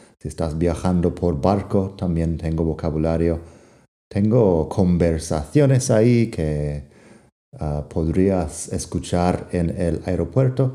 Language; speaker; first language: Spanish; non-native, fluent; English